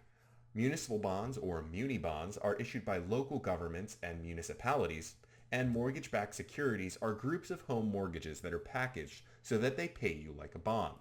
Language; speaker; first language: English; native; English